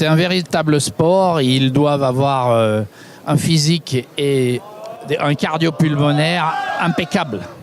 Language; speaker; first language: French; native; French